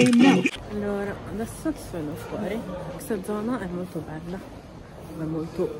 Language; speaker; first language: Italian; early bilingual, other home language; Filipino